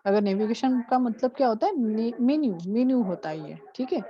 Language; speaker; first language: Hindi; non-native, local second language; Marathi